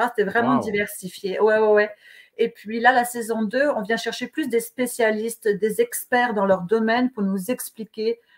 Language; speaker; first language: French; native; French